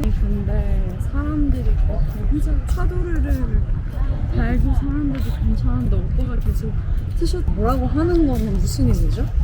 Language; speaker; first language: Korean; non-native, fluent; Persian